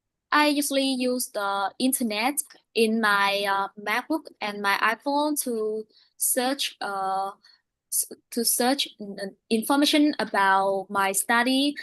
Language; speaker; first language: English; non-native, learner; Vietnamese